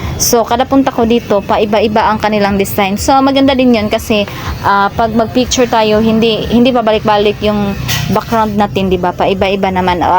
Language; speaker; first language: Filipino; non-native, local second language; Cebuano